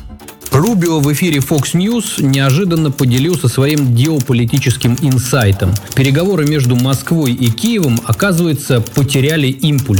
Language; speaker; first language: Russian; native; Russian